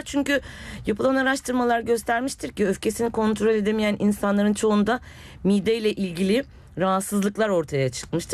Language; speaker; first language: Turkish; native; Turkish